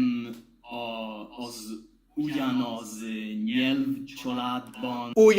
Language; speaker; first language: Hungarian; non-native, learner; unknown